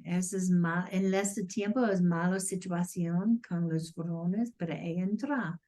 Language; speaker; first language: Spanish; non-native, learner; English